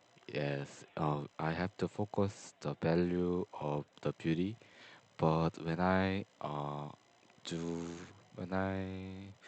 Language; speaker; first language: English; non-native, learner; Korean